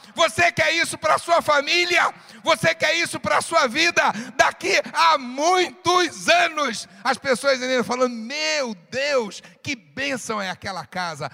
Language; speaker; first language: Portuguese; native; Portuguese